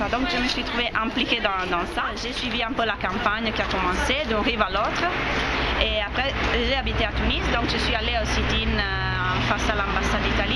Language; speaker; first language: French; non-native, fluent; Italian